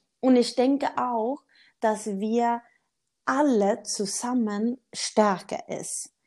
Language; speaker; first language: German; non-native, learner; Swedish